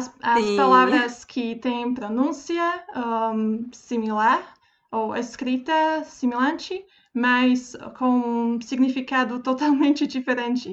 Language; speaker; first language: Portuguese; non-native, fluent; Slovak